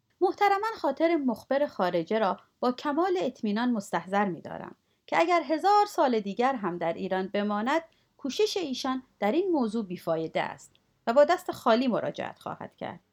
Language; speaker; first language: Persian; native; Persian